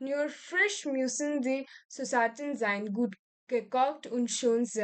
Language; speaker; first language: German; non-native, learner; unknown